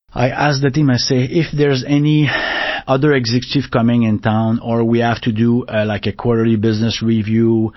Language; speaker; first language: English; non-native, fluent; French